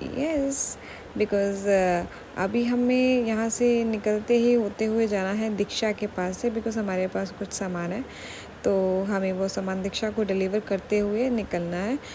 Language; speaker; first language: Hindi; native; Hindi